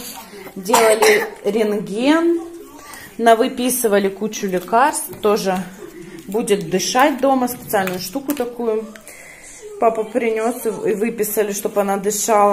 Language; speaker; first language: Russian; native; Russian